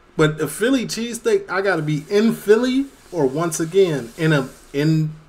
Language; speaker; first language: English; native; English